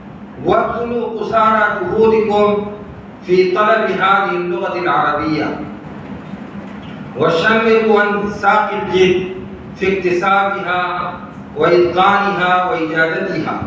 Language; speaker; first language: Arabic; non-native, fluent; Urdu